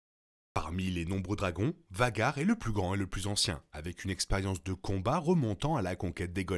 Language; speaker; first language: French; native; French